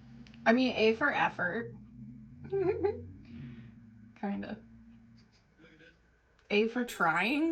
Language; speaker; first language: English; native; English